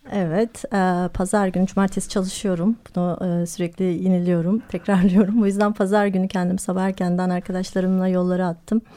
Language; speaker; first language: Turkish; native; Turkish